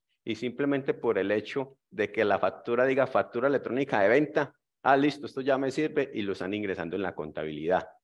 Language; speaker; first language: Spanish; native; Spanish